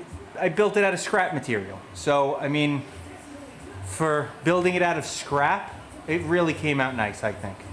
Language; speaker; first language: English; native; English